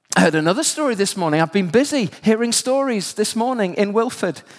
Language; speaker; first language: English; native; English